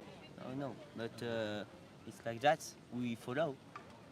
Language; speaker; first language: English; non-native, learner; French